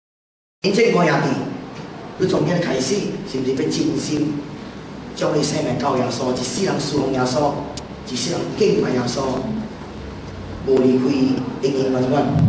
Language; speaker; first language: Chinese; non-native, local second language; Min Nan Chinese